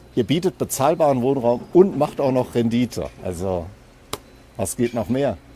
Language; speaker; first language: German; native; German